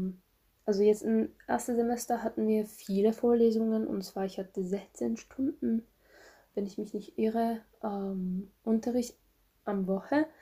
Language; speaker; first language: German; non-native, fluent; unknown